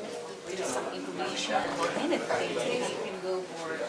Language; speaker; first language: English; non-native, learner; Indonesian